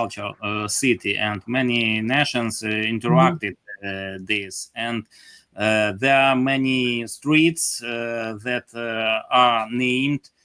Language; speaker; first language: English; non-native, learner; Ukrainian